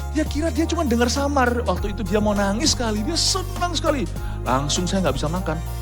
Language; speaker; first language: Indonesian; native; Indonesian